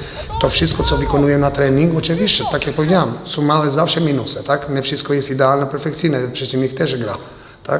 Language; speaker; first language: Polish; non-native, fluent; Albanian